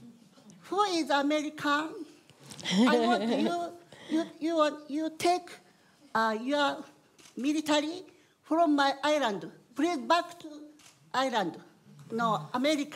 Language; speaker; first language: English; non-native, learner; Japanese